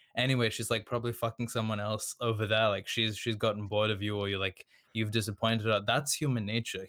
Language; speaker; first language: English; non-native, local second language; Serbian